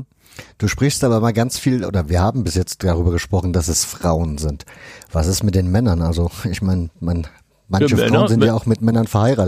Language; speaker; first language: German; native; German